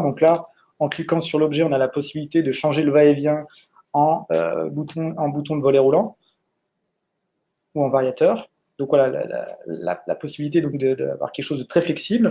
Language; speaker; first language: French; native; French